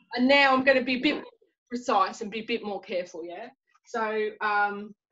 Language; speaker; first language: English; native; English